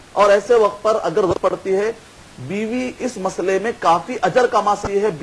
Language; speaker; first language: Urdu; native; Urdu